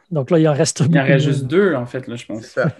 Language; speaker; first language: French; native; French